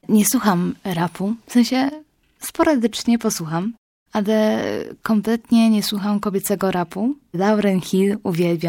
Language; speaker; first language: Polish; native; Polish